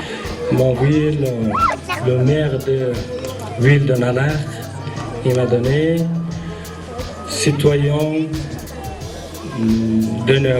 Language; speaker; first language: French; non-native, learner; Mongolian